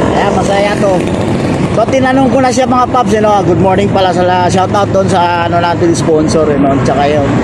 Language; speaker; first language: Filipino; native; Filipino